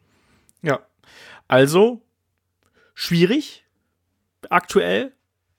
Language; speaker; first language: German; native; German